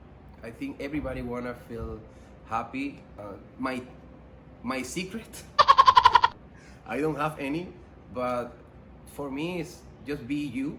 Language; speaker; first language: English; non-native, learner; Spanish